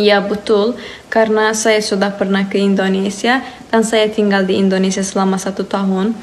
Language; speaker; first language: Indonesian; non-native, fluent; Azerbaijani